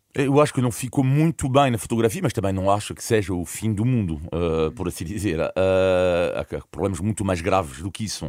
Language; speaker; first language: Portuguese; non-native, fluent; French